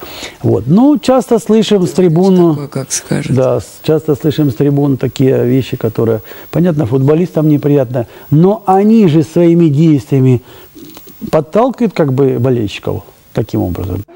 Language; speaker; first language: Russian; native; Russian